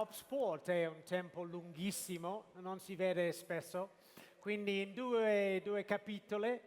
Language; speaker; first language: Italian; non-native, fluent; English